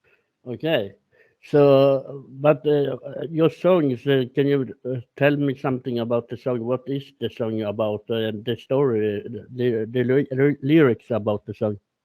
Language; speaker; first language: English; non-native, learner; Swedish